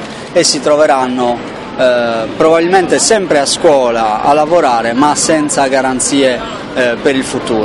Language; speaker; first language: Italian; native; Italian